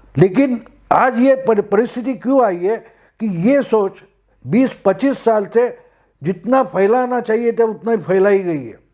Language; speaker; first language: Hindi; non-native, local second language; Marathi